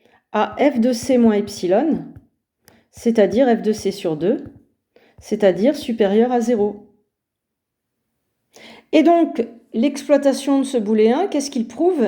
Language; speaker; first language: French; native; French